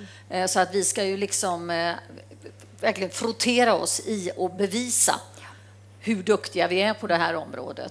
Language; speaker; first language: Swedish; native; Swedish